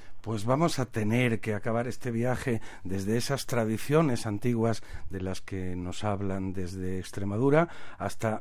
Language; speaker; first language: Spanish; native; Spanish